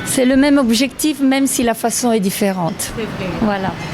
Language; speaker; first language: French; non-native, fluent; Italian